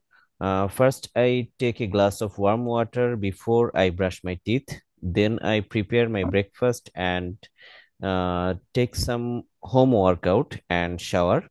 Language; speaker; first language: English; non-native, learner; Bangla